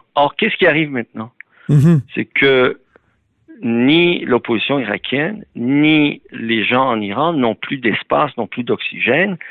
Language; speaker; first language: French; early bilingual, other home language; Persian